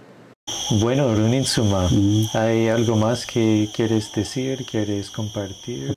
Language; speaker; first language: Spanish; non-native, fluent; English